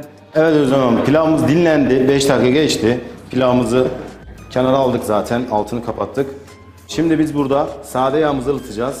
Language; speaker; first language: Turkish; native; Turkish